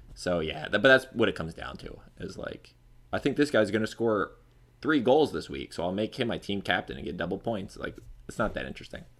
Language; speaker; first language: English; native; English